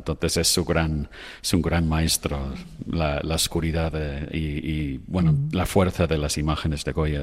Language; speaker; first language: Spanish; non-native, fluent; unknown